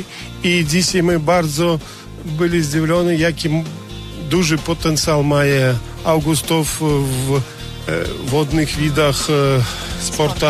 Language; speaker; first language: Polish; non-native, learner; Russian